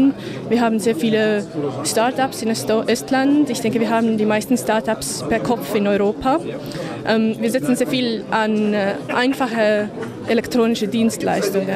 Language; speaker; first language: German; non-native, fluent; Estonian